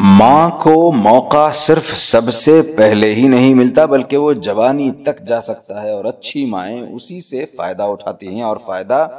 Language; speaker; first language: Urdu; native; Urdu